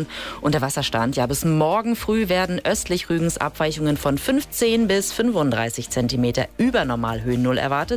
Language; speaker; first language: German; native; German